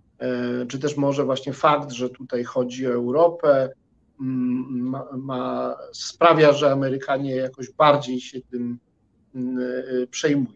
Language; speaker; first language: Polish; native; Polish